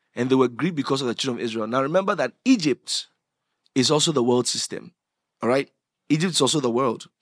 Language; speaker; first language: English; non-native, local second language; Akan